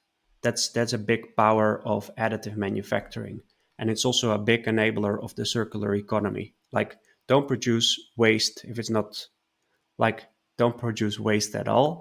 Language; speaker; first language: English; non-native, fluent; Dutch